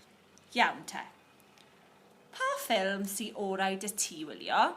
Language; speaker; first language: Welsh; non-native, local second language; English